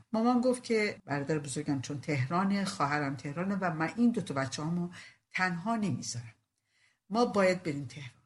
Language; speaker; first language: Persian; non-native, local second language; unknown